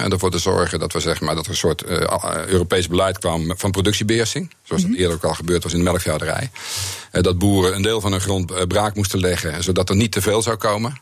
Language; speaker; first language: Dutch; native; Dutch